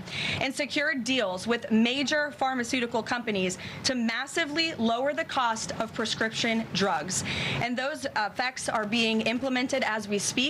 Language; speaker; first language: English; native; English